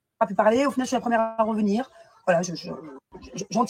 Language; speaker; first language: French; native; French